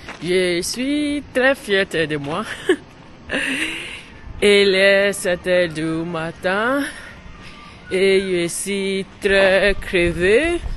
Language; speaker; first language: French; non-native, learner; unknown